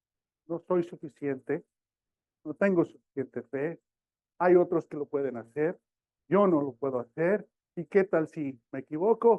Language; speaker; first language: Spanish; early bilingual, heritage; Spanish